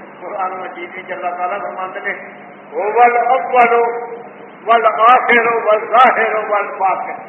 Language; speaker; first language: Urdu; non-native, local second language; Punjabi